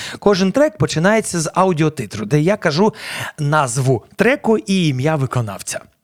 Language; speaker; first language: Ukrainian; non-native, local second language; Russian